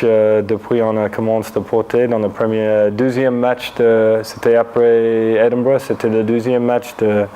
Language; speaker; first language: French; non-native, fluent; English